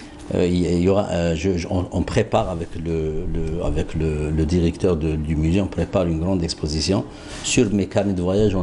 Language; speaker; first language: French; non-native, local second language; Arabic